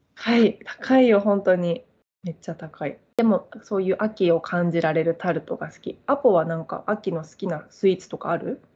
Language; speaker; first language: Japanese; native; Japanese